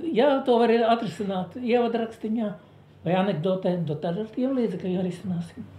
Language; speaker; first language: Latvian; native; Latvian